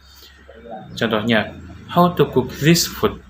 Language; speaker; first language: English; non-native, learner; Indonesian